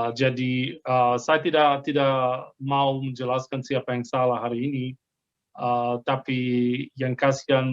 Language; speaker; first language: Indonesian; non-native, fluent; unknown